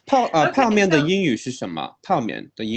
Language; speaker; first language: Chinese; non-native, fluent; English